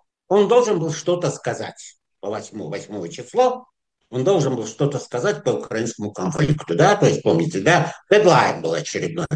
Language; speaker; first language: Russian; non-native, fluent; Azerbaijani